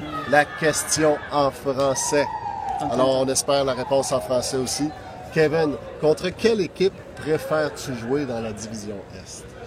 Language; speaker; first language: French; native; French